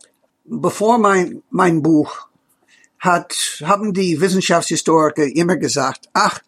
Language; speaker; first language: German; non-native, fluent; English